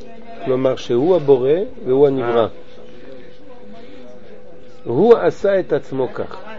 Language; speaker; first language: Hebrew; non-native, fluent; French